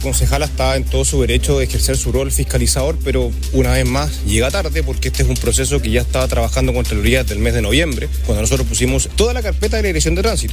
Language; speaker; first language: Spanish; native; Spanish